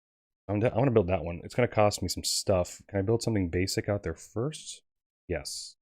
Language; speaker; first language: English; native; English